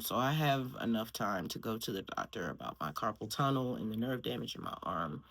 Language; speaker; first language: English; native; English